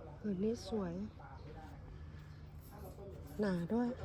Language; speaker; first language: Thai; native; Thai